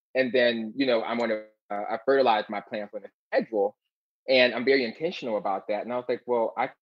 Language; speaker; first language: English; native; English